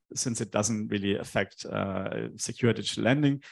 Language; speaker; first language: English; non-native, fluent; German